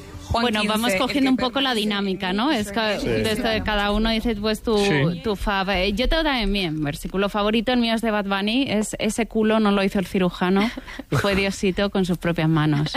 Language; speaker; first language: Spanish; native; Spanish